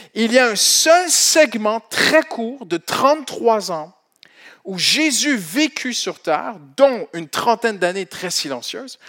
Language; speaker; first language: French; native; French